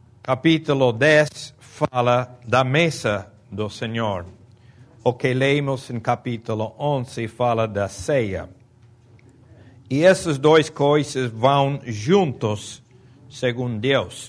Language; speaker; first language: Portuguese; non-native, fluent; Spanish